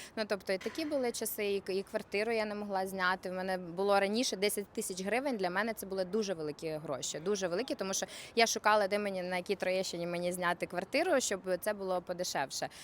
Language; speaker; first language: Ukrainian; native; Ukrainian